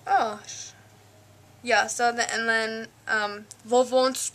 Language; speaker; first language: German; non-native, learner; English